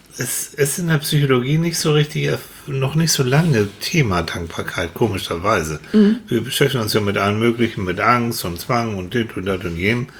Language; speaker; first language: German; native; German